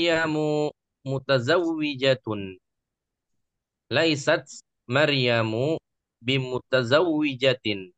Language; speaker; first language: Arabic; non-native, learner; Indonesian